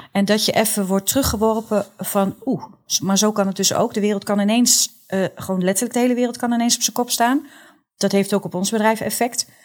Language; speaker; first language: Dutch; native; Dutch